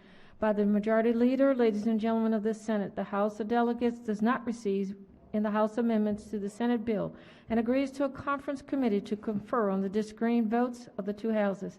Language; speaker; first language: English; native; English